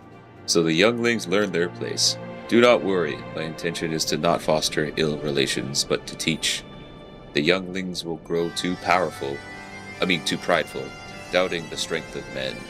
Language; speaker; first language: English; native; English